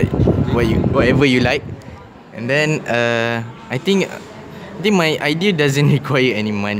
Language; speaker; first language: English; non-native, local second language; Malay